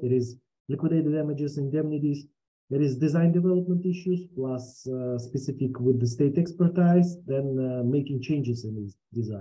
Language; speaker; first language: English; non-native, fluent; Russian